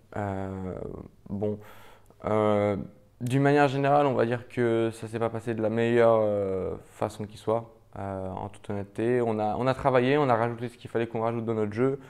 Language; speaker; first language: French; native; French